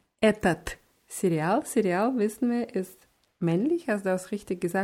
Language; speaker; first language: German; non-native, fluent; Russian